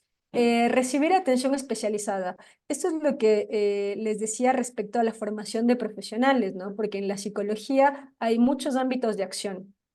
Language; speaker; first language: Spanish; native; Spanish